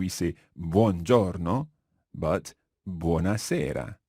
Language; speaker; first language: Italian; non-native, fluent; English